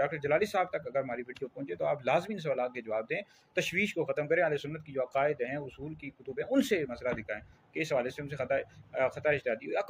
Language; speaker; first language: Urdu; native; Urdu